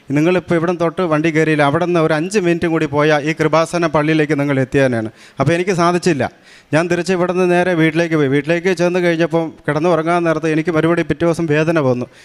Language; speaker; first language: Malayalam; non-native, local second language; Tamil